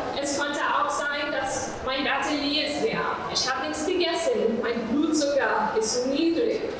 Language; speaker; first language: German; non-native, fluent; English